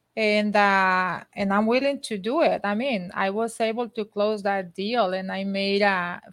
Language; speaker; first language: English; non-native, fluent; Spanish